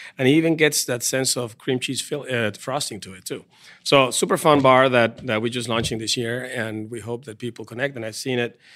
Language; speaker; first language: English; non-native, fluent; Spanish